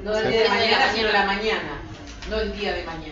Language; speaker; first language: Spanish; native; Spanish